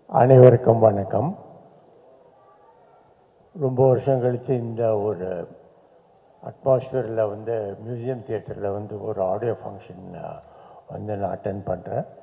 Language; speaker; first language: Tamil; native; Tamil